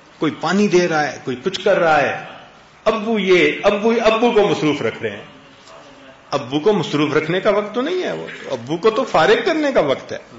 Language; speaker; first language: Urdu; native; Urdu